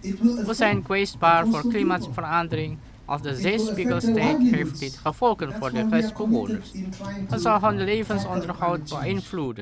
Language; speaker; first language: Dutch; non-native, fluent; Indonesian